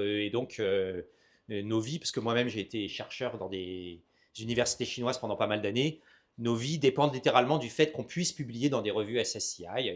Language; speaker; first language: French; native; French